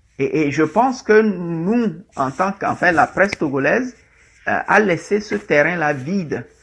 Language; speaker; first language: French; non-native, local second language; Ewe